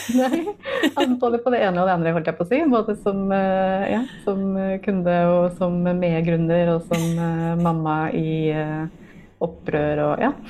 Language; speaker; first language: Norwegian; non-native, fluent; English